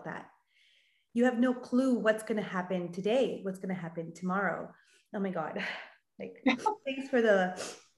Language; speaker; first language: English; native; English